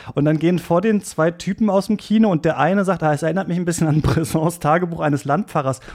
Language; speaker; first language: German; native; German